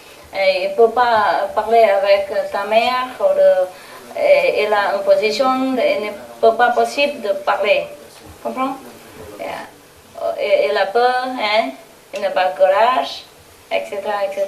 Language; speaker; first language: French; non-native, learner; Vietnamese